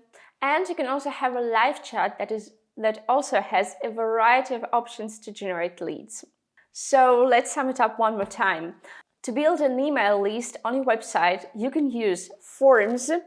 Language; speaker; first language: English; non-native, fluent; Russian